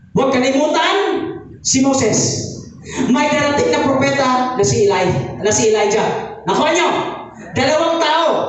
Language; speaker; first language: Filipino; native; Filipino